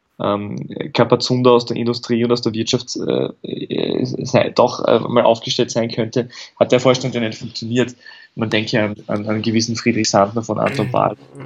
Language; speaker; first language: German; native; German